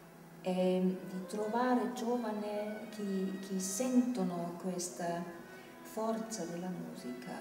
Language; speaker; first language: Italian; non-native, fluent; German